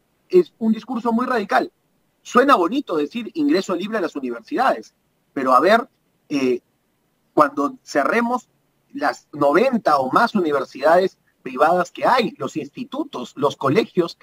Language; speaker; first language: Spanish; native; Spanish